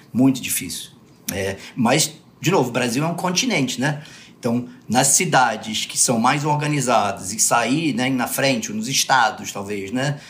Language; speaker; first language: Portuguese; early bilingual, other home language; English